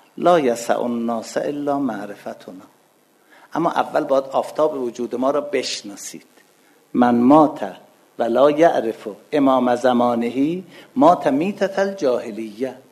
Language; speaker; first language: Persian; non-native, local second language; Azerbaijani